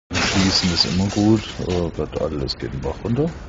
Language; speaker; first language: German; native; German